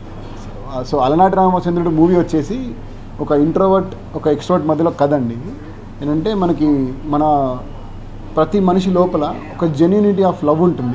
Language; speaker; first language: Telugu; native; Telugu